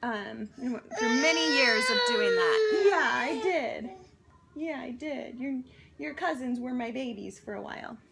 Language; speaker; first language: English; native; English